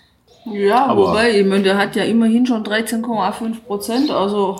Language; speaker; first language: German; native; German